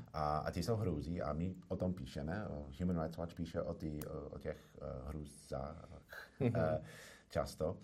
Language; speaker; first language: Czech; non-native, fluent; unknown